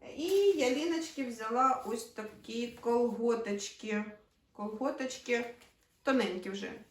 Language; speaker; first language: Ukrainian; native; Ukrainian